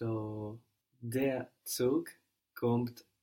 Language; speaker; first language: German; non-native, learner; English